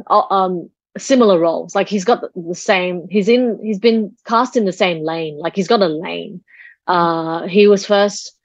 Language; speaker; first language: English; early bilingual, other home language; Chinese